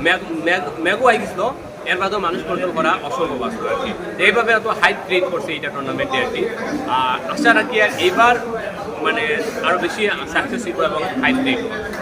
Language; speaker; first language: Bangla; native; Bangla